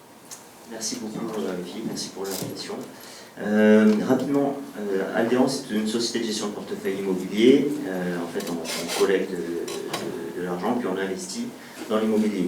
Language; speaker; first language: French; native; French